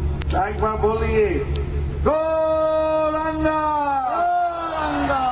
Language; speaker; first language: Hindi; non-native, learner; English